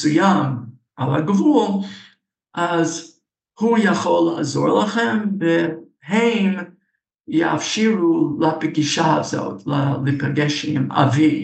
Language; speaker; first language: Hebrew; non-native, fluent; English